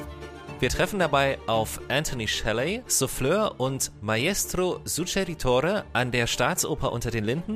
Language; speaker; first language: German; native; German